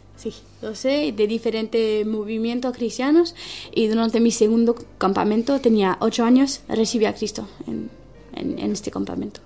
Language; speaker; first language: Spanish; non-native, fluent; French